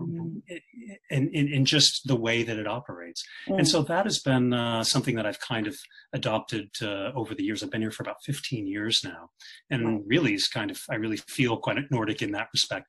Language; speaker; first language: English; native; English